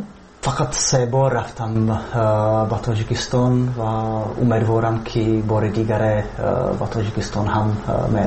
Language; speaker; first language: Persian; non-native, fluent; Czech